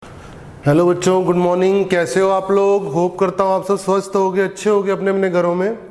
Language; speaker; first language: Hindi; native; Hindi